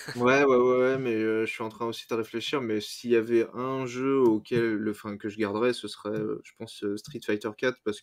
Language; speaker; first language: French; native; French